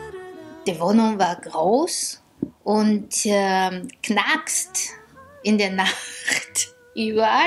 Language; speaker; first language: German; non-native, fluent; Chinese